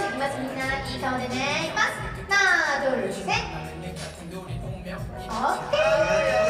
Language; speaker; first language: Japanese; native; Japanese